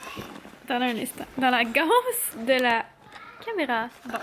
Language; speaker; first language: French; native; French